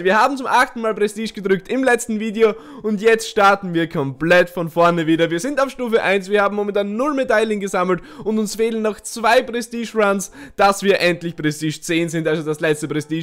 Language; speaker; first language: German; native; German